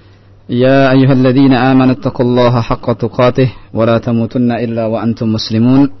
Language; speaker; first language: Arabic; non-native, fluent; Indonesian